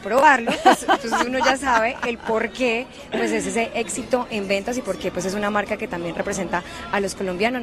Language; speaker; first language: Spanish; native; Spanish